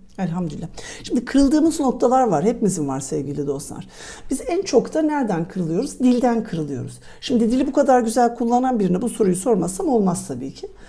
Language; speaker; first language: Turkish; native; Turkish